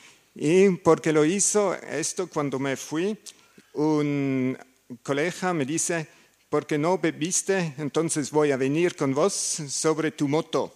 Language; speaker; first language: Spanish; non-native, learner; German